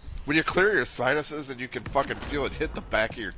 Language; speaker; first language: English; native; English